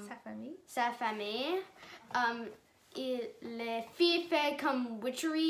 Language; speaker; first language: French; non-native, learner; English